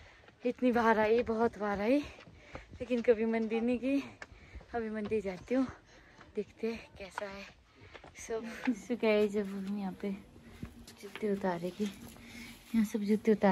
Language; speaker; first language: Hindi; native; Hindi